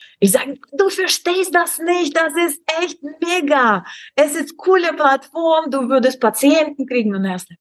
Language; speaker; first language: German; non-native, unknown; Russian